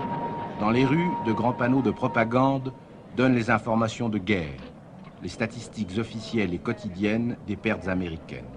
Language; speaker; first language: French; native; French